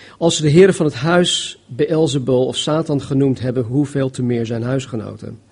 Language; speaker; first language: Dutch; non-native, fluent; English